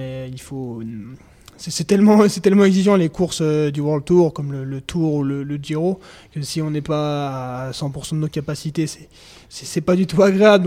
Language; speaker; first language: French; native; French